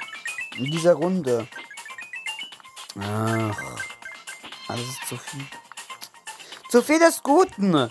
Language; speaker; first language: German; native; German